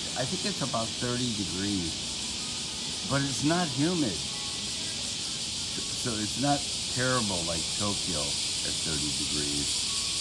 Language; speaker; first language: English; native; English